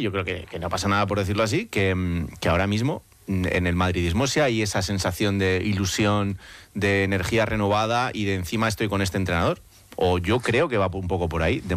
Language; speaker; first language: Spanish; native; Spanish